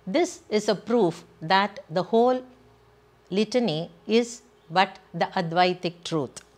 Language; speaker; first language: English; non-native, local second language; Tamil